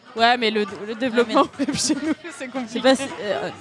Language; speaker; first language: French; native; French